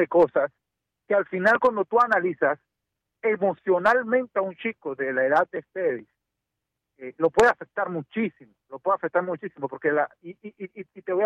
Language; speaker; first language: Spanish; native; Spanish